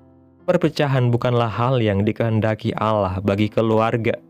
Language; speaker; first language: Indonesian; native; Indonesian